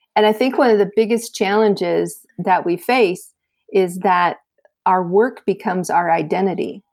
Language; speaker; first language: English; native; English